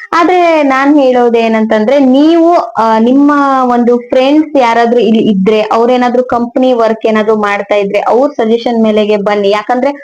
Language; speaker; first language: Kannada; native; Kannada